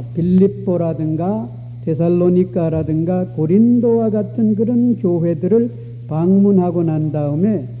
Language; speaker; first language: Korean; native; Korean